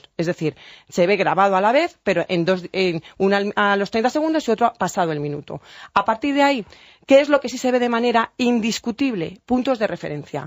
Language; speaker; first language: Spanish; native; Spanish